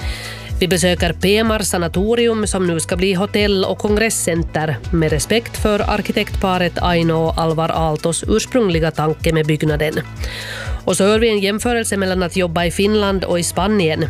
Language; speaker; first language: Swedish; native; Swedish